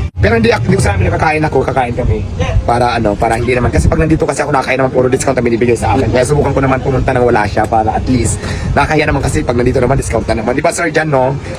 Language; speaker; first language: Filipino; native; Filipino